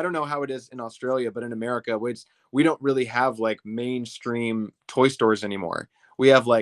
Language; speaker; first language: English; native; English